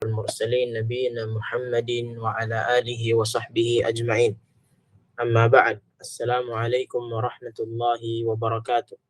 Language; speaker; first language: Arabic; non-native, fluent; Filipino